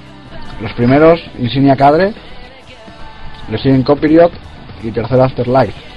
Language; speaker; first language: Spanish; native; Spanish